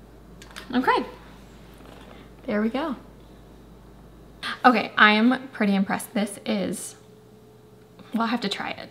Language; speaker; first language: English; native; English